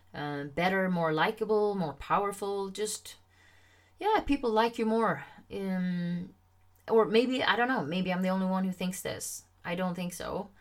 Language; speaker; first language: English; non-native, fluent; Swedish